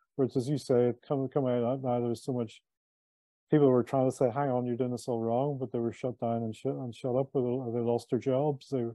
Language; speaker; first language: English; native; English